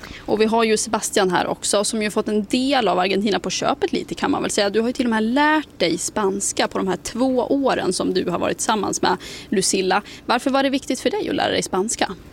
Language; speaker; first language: Swedish; native; Swedish